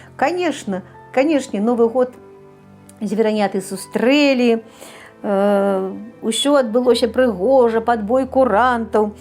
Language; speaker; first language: Belarusian; native; Belarusian